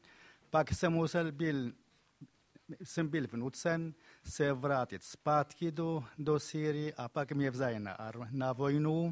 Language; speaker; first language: Czech; non-native, fluent; Kurdish